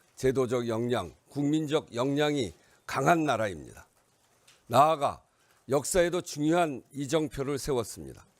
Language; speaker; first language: Korean; native; Korean